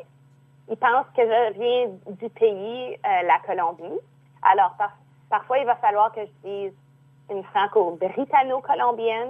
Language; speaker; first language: French; native; French